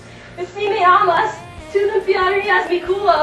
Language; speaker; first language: Spanish; non-native, learner; English